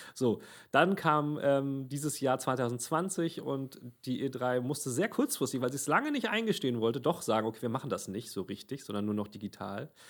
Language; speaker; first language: German; native; German